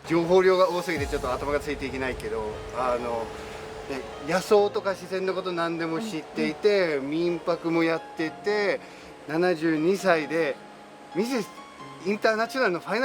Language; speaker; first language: Japanese; non-native, fluent; Swedish